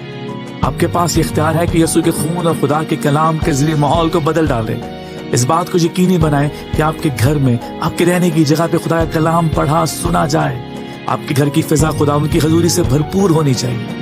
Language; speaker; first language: Urdu; native; Urdu